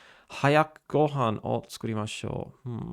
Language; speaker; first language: Japanese; non-native, learner; English